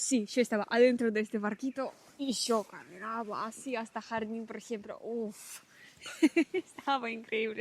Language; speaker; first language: Spanish; non-native, learner; Russian